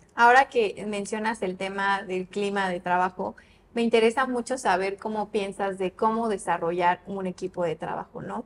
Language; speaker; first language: Spanish; native; Spanish